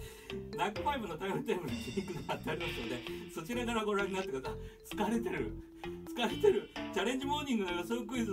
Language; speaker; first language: Japanese; native; Japanese